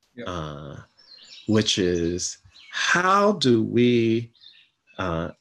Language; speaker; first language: English; native; English